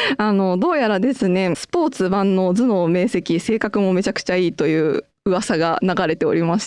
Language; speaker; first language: Japanese; native; Japanese